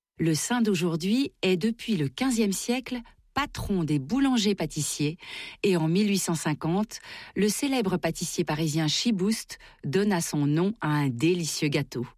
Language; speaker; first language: French; native; French